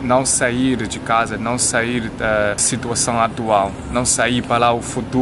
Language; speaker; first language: Portuguese; non-native, learner; Chinese